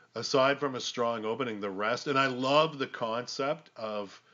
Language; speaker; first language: English; native; English